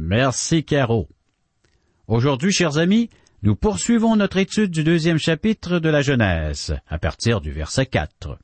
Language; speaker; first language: French; native; French